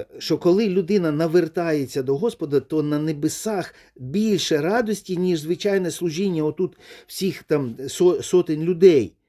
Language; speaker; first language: Ukrainian; non-native, local second language; Russian